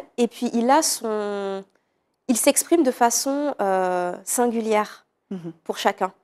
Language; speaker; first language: French; native; French